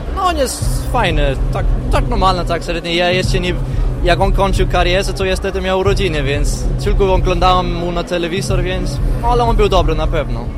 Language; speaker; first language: Polish; non-native, learner; Danish